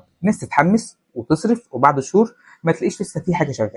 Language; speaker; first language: Arabic; native; Arabic